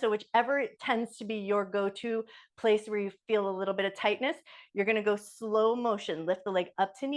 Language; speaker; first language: English; native; English